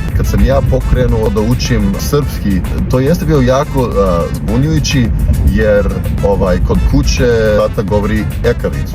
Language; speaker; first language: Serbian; early bilingual, heritage; English